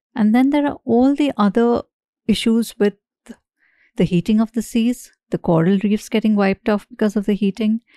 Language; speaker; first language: English; non-native, local second language; Hindi